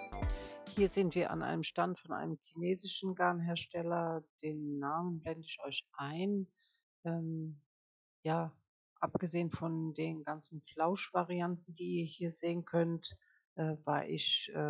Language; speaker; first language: German; native; German